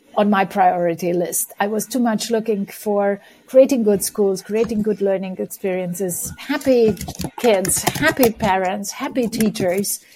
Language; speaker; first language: English; non-native, fluent; Romanian